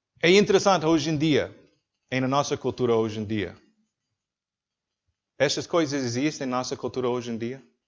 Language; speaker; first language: Portuguese; non-native, learner; English